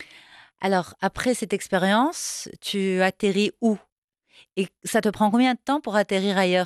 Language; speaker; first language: French; non-native, local second language; Arabic